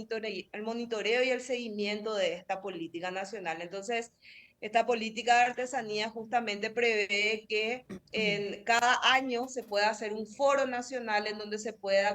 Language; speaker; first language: Spanish; native; Spanish